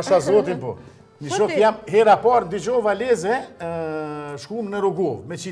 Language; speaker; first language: Albanian; native; Albanian